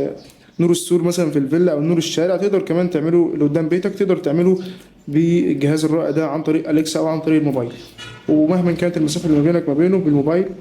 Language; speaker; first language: Arabic; native; Arabic